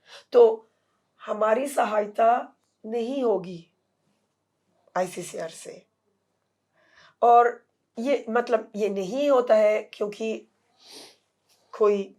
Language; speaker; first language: Hindi; non-native, fluent; Italian